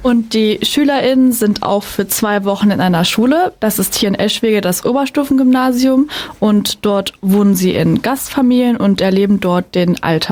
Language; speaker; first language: German; native; German